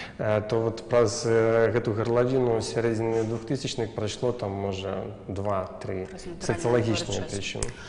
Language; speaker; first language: Belarusian; native; Belarusian